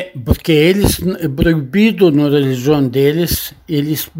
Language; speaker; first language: Portuguese; non-native, learner; Arabic